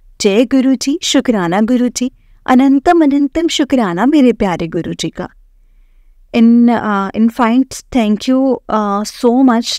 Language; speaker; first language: Hindi; non-native, local second language; Marathi